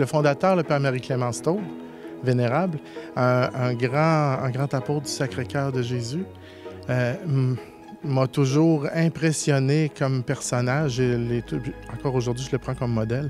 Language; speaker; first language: French; native; French